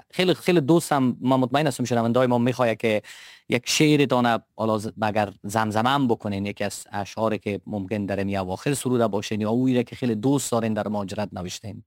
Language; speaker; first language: Persian; native; Persian